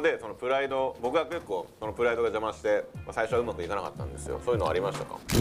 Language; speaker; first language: Japanese; native; Japanese